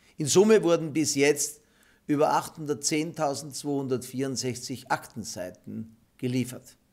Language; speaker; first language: German; native; German